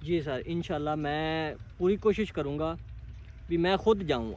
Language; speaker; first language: Urdu; non-native, local second language; Punjabi